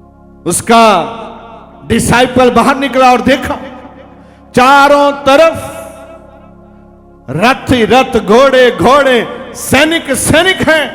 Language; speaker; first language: Hindi; non-native, local second language; Punjabi